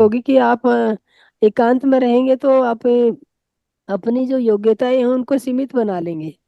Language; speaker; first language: Hindi; native; Hindi